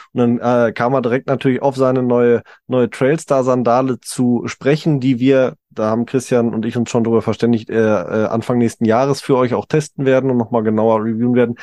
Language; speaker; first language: German; native; German